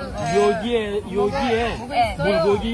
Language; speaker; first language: Korean; non-native, learner; Kurdish